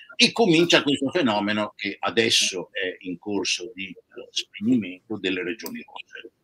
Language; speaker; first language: Italian; native; Italian